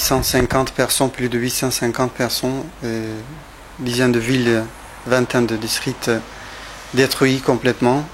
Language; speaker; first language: French; non-native, fluent; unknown